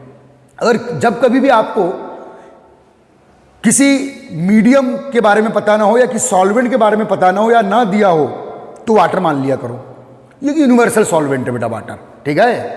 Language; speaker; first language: Hindi; native; Hindi